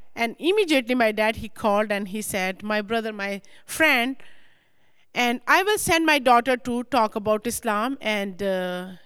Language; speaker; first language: English; non-native, local second language; Punjabi